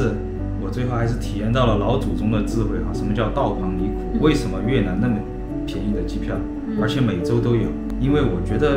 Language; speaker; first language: Chinese; native; Chinese